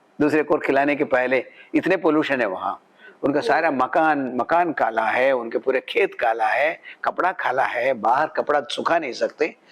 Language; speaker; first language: Hindi; non-native, local second language; Malayalam